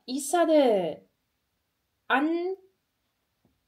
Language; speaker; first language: Korean; non-native, learner; German